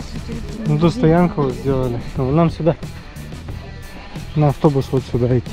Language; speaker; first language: Russian; native; Russian